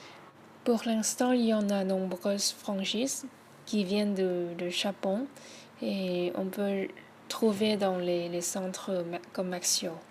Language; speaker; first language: French; non-native, learner; Thai